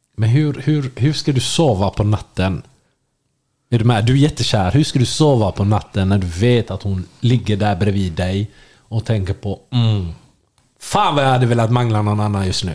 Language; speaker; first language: Swedish; native; Swedish